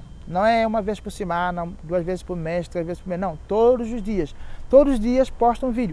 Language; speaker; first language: Portuguese; non-native, local second language; Kabuverdianu